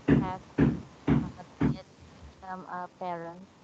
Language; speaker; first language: English; non-native, learner; Indonesian